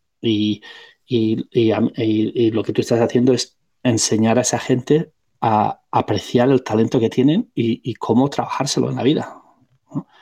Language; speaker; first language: Spanish; non-native, local second language; Catalan